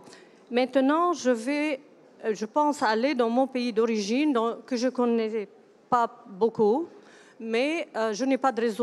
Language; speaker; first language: French; early bilingual, other home language; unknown